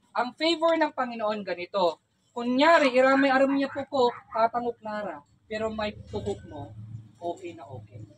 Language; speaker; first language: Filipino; non-native, local second language; Iloko